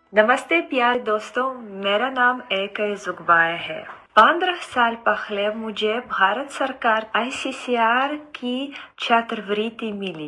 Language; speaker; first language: Hindi; non-native, fluent; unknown